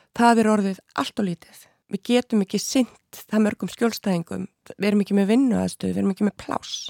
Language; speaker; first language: Icelandic; native; Icelandic